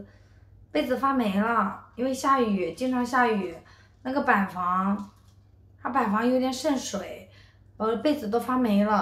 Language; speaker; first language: Chinese; native; Chinese